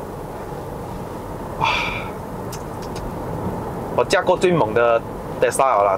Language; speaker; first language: Chinese; native; Chinese